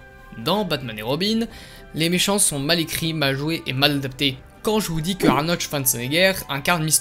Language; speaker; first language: French; native; French